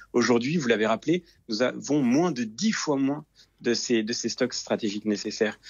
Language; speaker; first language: French; native; French